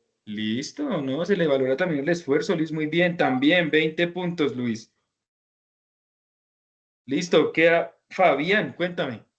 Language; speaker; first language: Spanish; native; Spanish